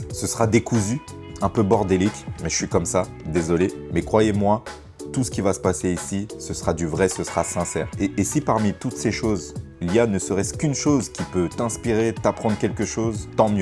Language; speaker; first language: French; native; French